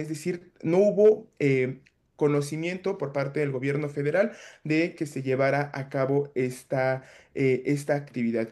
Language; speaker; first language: Spanish; native; Spanish